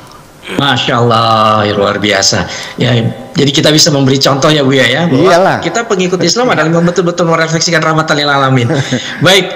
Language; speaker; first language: Indonesian; native; Indonesian